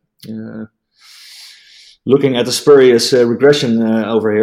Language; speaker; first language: English; non-native, fluent; Dutch